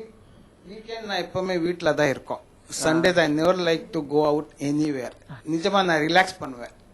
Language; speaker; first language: Tamil; non-native, fluent; Marathi